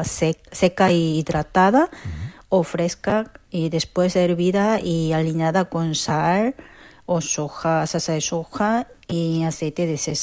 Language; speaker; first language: Spanish; non-native, fluent; Korean